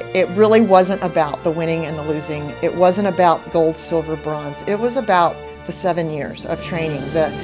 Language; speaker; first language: English; native; English